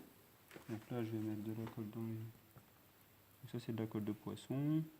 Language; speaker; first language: French; native; French